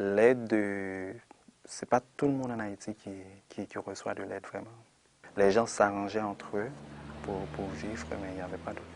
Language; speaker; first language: French; non-native, local second language; Haitian Creole